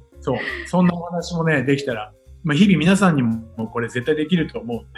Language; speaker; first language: Japanese; native; Japanese